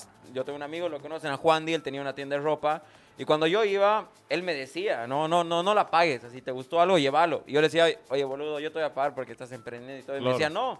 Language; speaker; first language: Spanish; native; Spanish